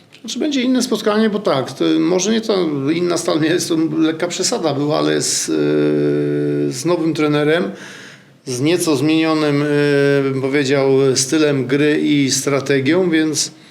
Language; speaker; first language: Polish; native; Polish